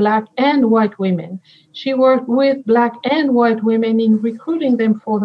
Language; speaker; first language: English; non-native, fluent; French